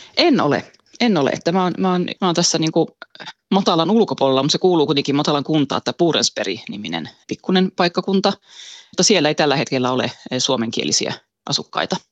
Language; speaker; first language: Finnish; early bilingual, heritage; Finnish